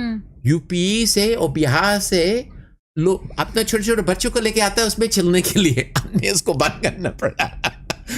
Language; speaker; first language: Hindi; non-native, fluent; English